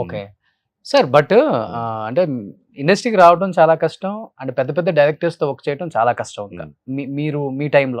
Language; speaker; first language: Telugu; native; Telugu